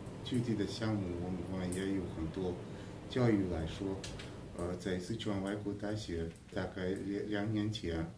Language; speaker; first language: Chinese; non-native, fluent; Hungarian